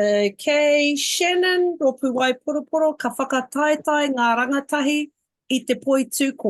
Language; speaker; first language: Māori; non-native, local second language; English